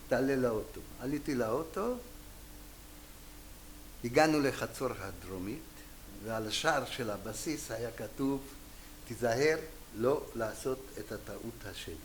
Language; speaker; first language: Hebrew; non-native, fluent; Hungarian